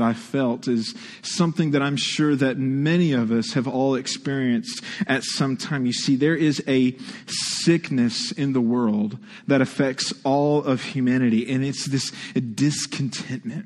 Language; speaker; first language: English; native; English